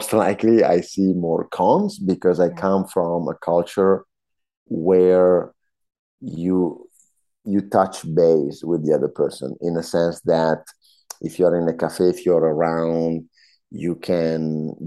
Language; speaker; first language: English; non-native, fluent; Italian